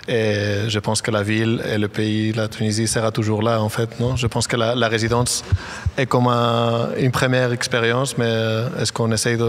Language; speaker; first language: French; non-native, fluent; Spanish